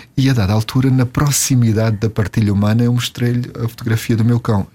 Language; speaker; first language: Portuguese; native; Portuguese